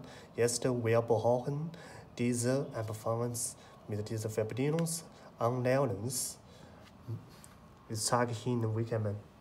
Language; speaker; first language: German; non-native, learner; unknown